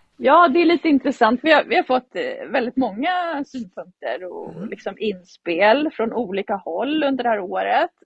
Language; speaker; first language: Swedish; native; Swedish